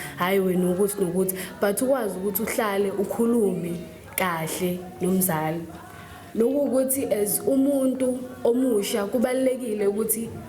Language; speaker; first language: Zulu; native; Zulu